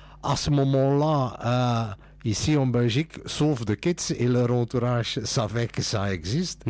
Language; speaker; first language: French; non-native, local second language; Dutch